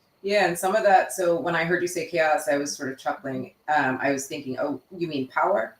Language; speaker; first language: English; native; English